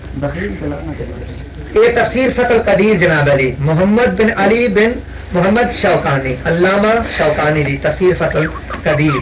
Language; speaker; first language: Urdu; non-native, local second language; Punjabi